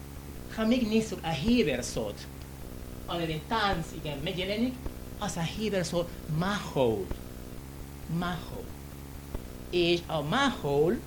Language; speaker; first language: Hungarian; non-native, learner; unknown